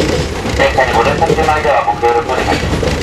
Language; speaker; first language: Japanese; native; Japanese